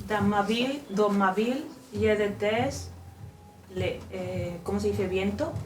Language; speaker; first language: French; non-native, learner; Spanish